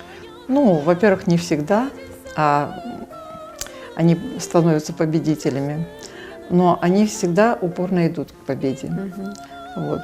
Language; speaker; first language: Russian; native; Russian